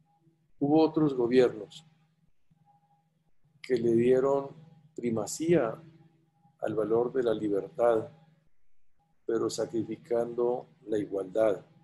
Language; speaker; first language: Spanish; native; Spanish